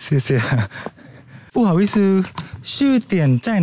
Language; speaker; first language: Chinese; non-native, learner; Thai